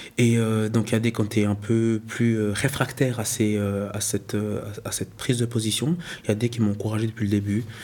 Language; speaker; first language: French; early bilingual, other home language; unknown